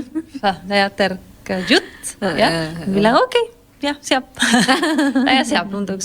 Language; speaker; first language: Indonesian; non-native, fluent; Spanish